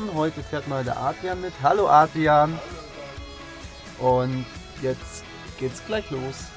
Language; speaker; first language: German; native; German